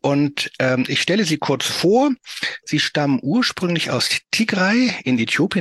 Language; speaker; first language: German; native; German